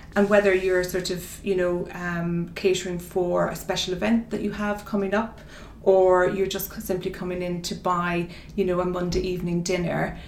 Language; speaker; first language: English; native; English